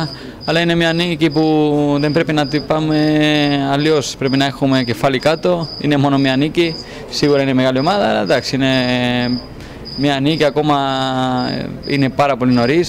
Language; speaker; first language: Greek; non-native, fluent; Spanish